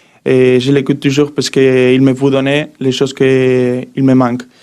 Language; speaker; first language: French; non-native, learner; Spanish